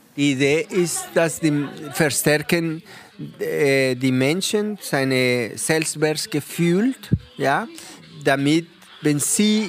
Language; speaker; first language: German; non-native, fluent; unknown